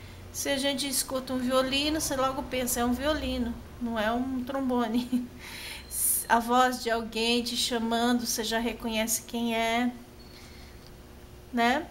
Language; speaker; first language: Portuguese; native; Portuguese